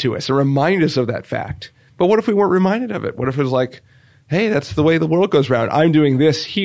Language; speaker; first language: English; native; English